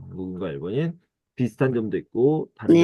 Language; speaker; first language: Korean; native; Korean